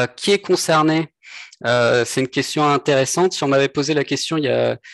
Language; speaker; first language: French; native; French